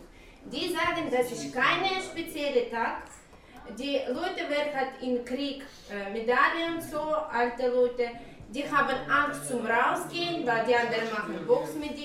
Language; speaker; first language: German; non-native, learner; Russian